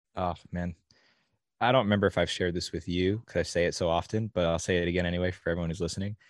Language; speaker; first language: English; native; English